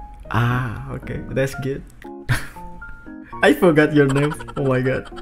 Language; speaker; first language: English; non-native, fluent; Indonesian